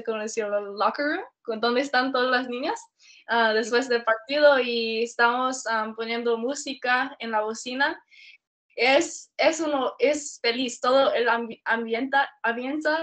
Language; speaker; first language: Spanish; early bilingual, heritage; Spanish